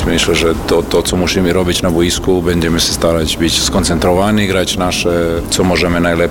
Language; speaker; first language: Polish; non-native, fluent; Serbian